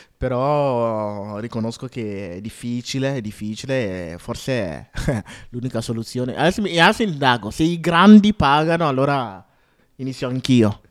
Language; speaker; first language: Italian; early bilingual, other home language; Akan